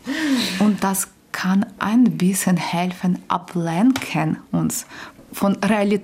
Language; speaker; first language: German; non-native, learner; Ukrainian